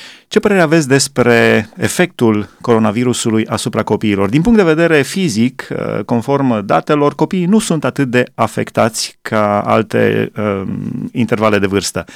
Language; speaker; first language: Romanian; native; Romanian